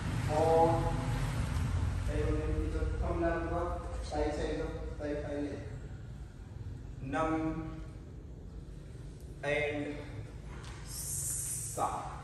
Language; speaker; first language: Vietnamese; non-native, learner; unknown